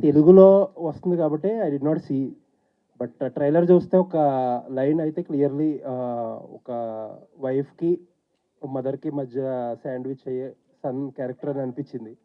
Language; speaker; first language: Telugu; native; Telugu